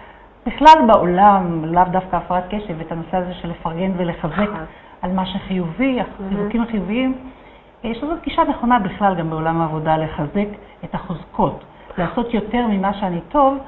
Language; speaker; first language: Hebrew; native; Hebrew